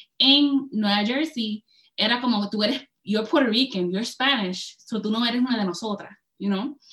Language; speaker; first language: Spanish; early bilingual, heritage; Spanish